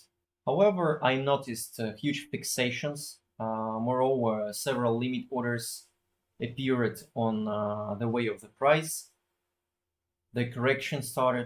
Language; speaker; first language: English; non-native, fluent; Russian